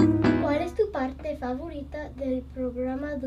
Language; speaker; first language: Spanish; non-native, learner; English